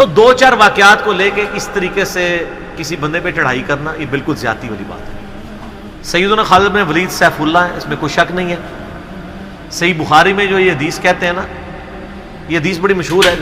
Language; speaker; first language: Urdu; non-native, local second language; Punjabi